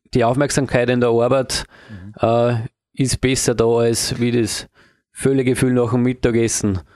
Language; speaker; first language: German; native; German